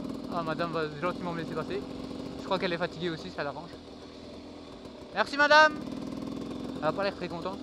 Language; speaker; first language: French; native; French